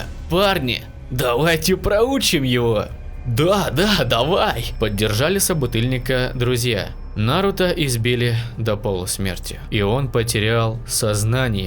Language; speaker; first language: Russian; native; Russian